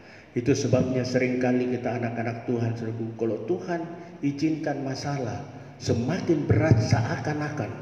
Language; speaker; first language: Malay; native; Malay